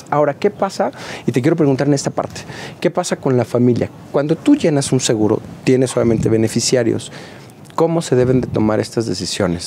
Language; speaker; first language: Spanish; native; Spanish